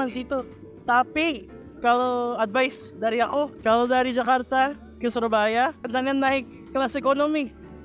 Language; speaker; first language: Indonesian; non-native, fluent; Filipino